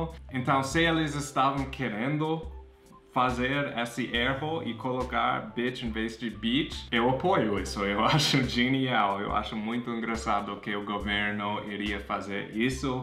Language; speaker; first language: Portuguese; non-native, fluent; English